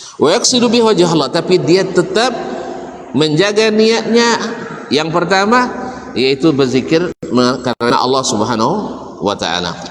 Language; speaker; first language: Malay; native; Malay